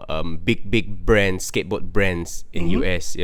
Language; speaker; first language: English; non-native, local second language; Malay